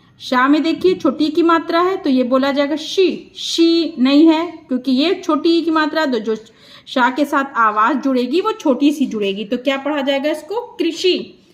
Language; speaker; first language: Hindi; native; Hindi